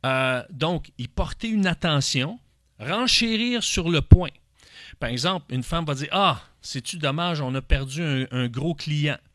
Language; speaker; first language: French; native; French